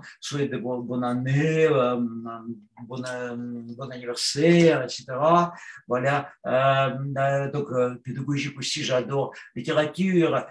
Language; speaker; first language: French; non-native, fluent; Russian